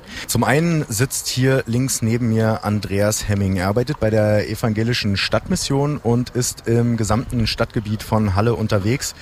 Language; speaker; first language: German; native; German